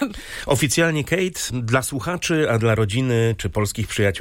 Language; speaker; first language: Polish; native; Polish